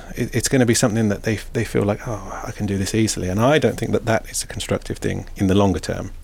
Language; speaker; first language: English; native; English